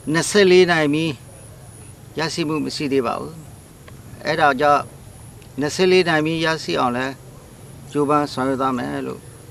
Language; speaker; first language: Burmese; non-native, local second language; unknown